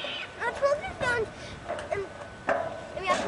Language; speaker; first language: Polish; early bilingual, other home language; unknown